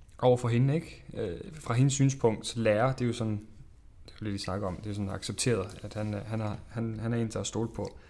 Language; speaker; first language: Danish; non-native, fluent; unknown